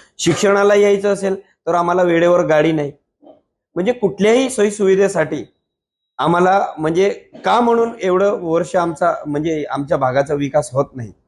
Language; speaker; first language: Marathi; non-native, local second language; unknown